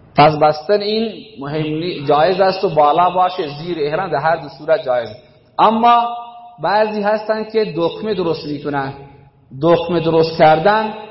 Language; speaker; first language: Persian; non-native, local second language; Baluchi